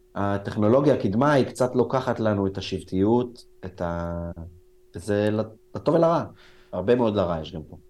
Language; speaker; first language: Hebrew; native; Hebrew